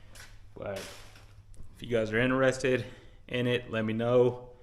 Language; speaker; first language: English; native; English